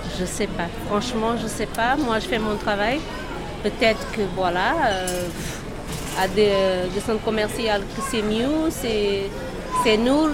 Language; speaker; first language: French; non-native, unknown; Portuguese